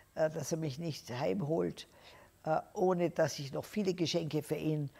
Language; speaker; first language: German; native; German